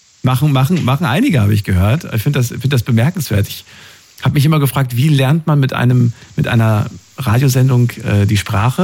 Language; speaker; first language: German; native; German